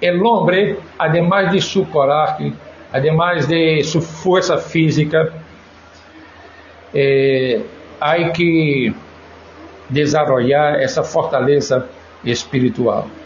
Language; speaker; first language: Spanish; non-native, fluent; Portuguese